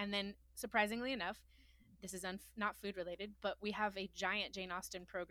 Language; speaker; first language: English; native; English